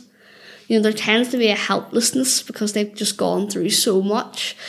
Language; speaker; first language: English; native; English